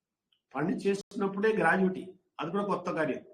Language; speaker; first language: Telugu; non-native, learner; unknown